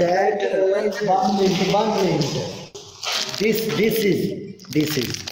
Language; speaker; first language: English; non-native, learner; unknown